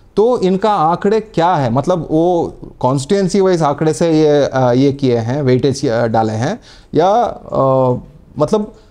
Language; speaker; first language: Hindi; non-native, local second language; Kannada